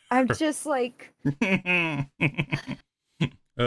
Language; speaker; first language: English; native; English